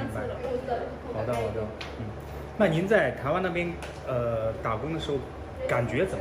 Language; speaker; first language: Chinese; native; Chinese